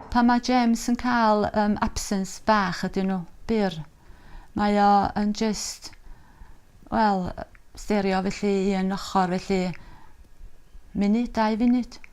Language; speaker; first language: Welsh; native; Welsh